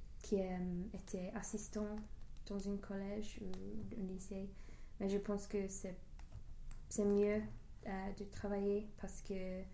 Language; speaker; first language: French; non-native, learner; English